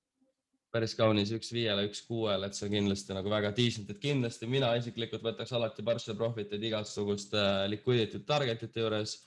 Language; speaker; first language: Estonian; native; Estonian